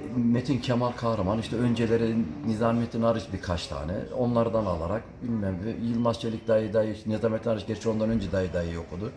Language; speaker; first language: Turkish; early bilingual, heritage; Turkish